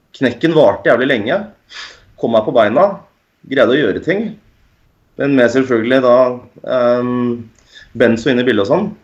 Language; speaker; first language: Norwegian; native; Norwegian